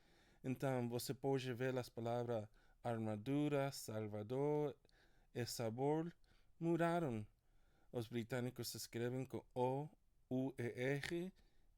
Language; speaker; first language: Portuguese; non-native, learner; English